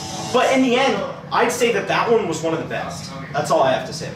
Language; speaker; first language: English; native; English